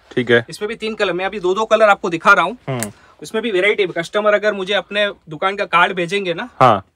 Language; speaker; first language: Hindi; non-native, local second language; Gujarati